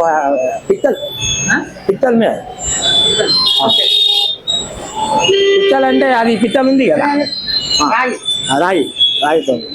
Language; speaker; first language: Telugu; non-native, local second language; Urdu